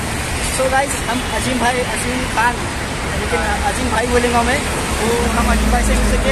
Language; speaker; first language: Hindi; native; Hindi